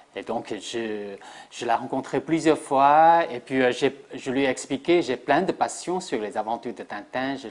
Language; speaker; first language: French; non-native, fluent; Chinese